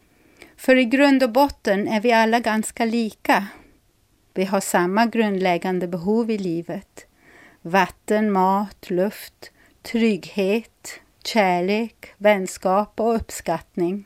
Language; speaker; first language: Swedish; non-native, fluent; English